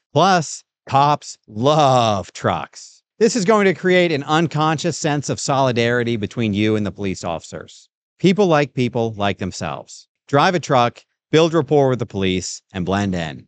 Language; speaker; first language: English; native; English